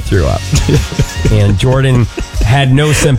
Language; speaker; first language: English; native; English